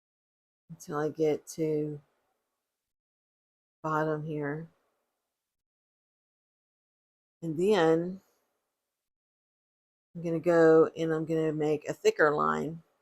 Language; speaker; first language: English; native; English